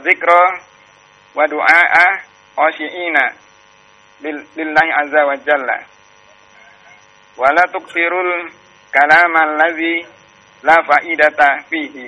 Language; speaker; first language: Arabic; non-native, fluent; Indonesian